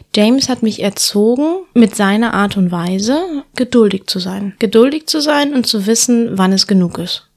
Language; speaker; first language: German; early bilingual, heritage; Spanish